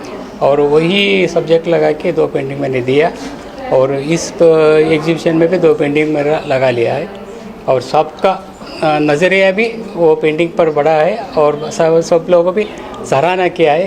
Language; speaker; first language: Hindi; non-native, local second language; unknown